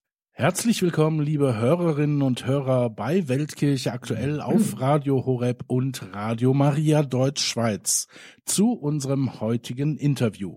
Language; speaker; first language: German; native; German